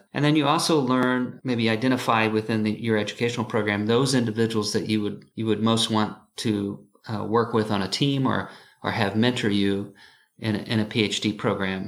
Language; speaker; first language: English; native; English